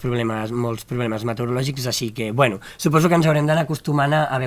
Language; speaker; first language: Catalan; native; Catalan